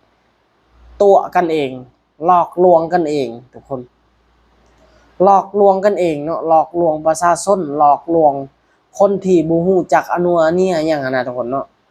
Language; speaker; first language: Thai; non-native, local second language; Lao